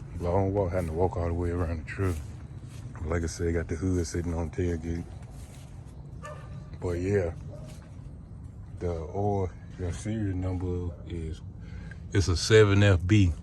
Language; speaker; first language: English; native; English